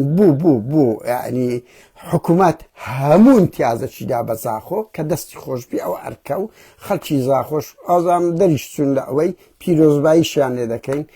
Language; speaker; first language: Central Kurdish; early bilingual, heritage; Central Kurdish